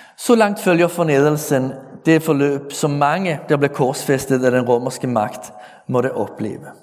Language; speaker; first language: Danish; native; Danish